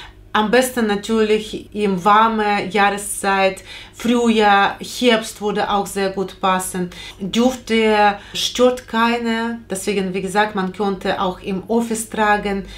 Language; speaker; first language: German; non-native, fluent; Russian